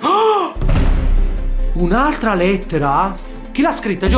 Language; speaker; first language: Italian; native; Italian